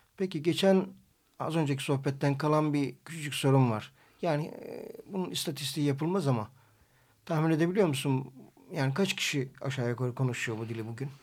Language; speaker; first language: Turkish; native; Turkish